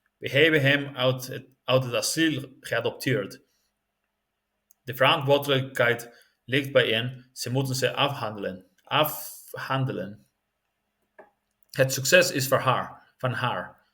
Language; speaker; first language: Dutch; non-native, learner; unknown